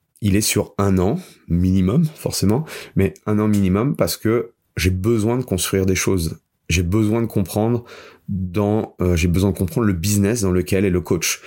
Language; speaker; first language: French; native; French